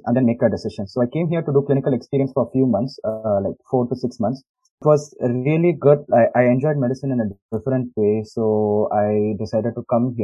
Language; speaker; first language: English; non-native, local second language; Tamil